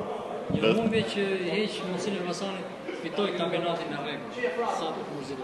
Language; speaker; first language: Albanian; native; Albanian